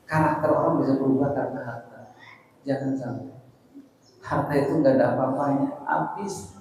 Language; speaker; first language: Indonesian; native; Indonesian